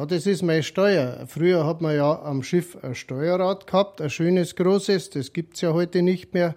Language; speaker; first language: German; native; German